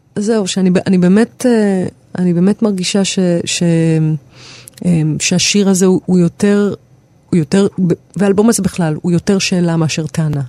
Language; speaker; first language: Hebrew; native; Hebrew